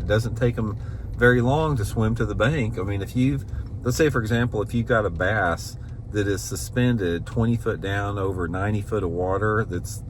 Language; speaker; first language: English; native; English